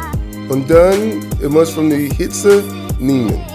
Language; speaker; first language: German; non-native, learner; English